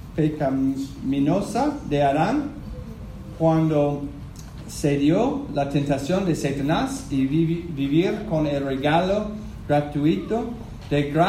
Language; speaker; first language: Spanish; non-native, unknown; English